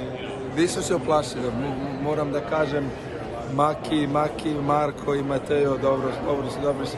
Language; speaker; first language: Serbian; early bilingual, heritage; Slovenian